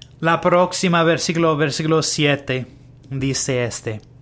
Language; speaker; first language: Spanish; non-native, learner; English